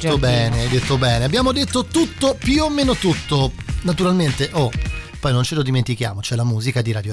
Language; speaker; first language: Italian; native; Italian